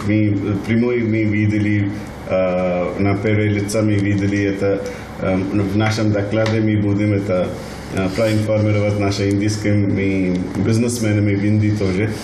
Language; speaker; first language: Russian; non-native, learner; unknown